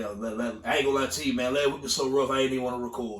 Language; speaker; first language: English; native; English